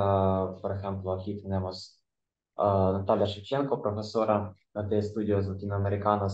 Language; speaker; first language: Spanish; non-native, fluent; Ukrainian